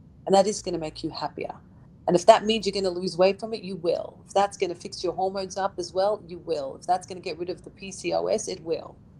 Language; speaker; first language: English; early bilingual, other home language; Arabic